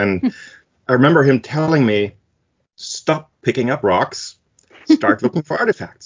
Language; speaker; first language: English; non-native, fluent; German